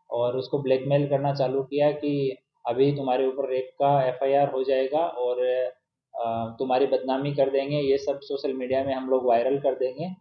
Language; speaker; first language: Hindi; non-native, local second language; Gujarati